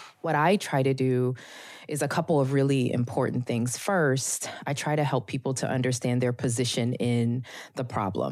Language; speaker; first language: English; native; English